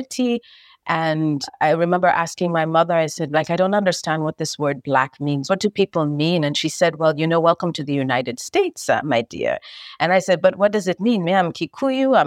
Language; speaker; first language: English; native; English